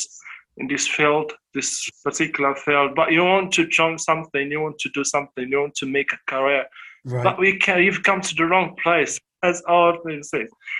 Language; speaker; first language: English; non-native, fluent; Arabic